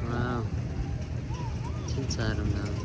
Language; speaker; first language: Korean; non-native, learner; Nepali